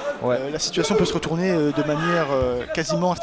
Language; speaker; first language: French; native; French